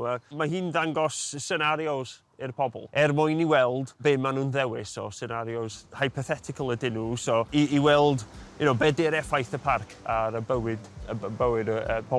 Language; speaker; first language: Welsh; non-native, local second language; English